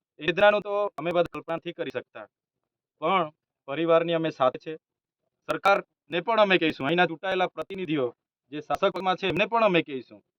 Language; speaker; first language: Gujarati; non-native, local second language; Bhili